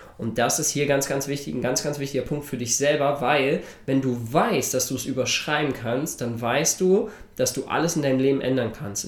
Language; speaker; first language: German; native; German